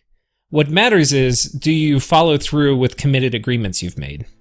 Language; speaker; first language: English; native; English